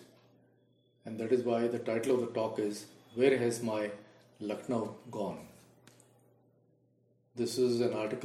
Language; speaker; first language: English; non-native, local second language; Hindi